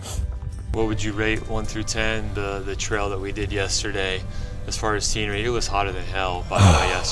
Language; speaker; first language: English; native; English